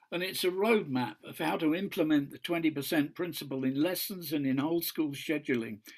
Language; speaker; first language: English; native; English